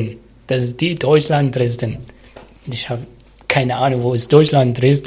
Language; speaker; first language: German; non-native, learner; Arabic